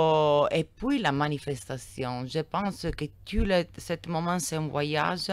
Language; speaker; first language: French; non-native, learner; Italian